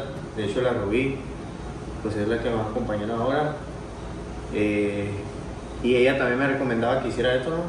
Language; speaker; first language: Spanish; native; Spanish